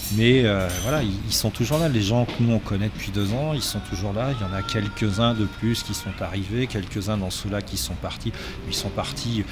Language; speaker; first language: French; native; French